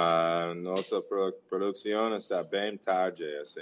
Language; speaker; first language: Portuguese; non-native, learner; English